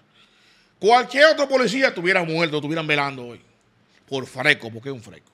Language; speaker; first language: Spanish; native; Spanish